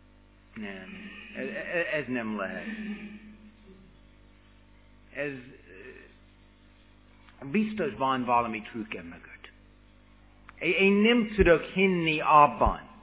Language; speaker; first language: Hungarian; non-native, fluent; English